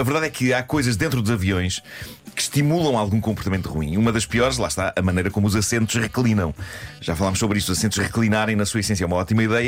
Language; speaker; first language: Portuguese; native; Portuguese